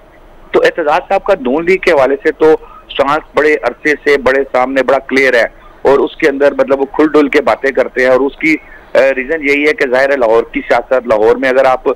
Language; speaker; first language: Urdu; non-native, local second language; Punjabi